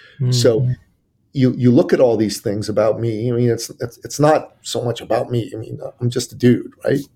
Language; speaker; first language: English; early bilingual, other home language; Persian